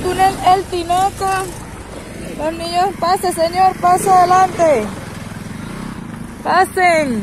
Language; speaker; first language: Spanish; native; Spanish